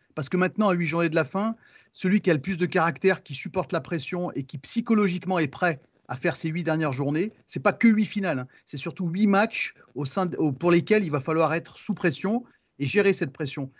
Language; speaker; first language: French; native; French